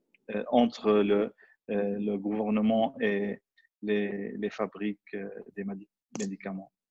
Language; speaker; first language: French; non-native, fluent; Arabic